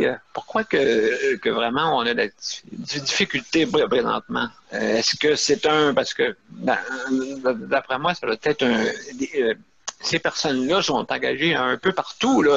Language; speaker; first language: French; native; French